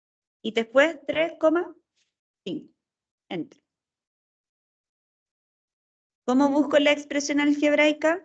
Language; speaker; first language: Spanish; native; Spanish